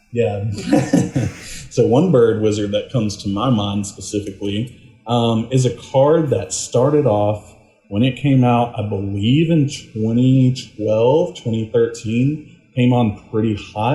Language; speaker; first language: English; native; English